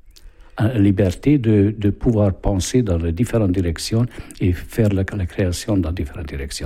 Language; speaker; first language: French; non-native, fluent; Hungarian